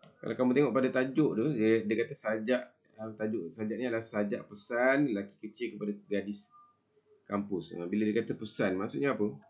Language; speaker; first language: Malay; native; Malay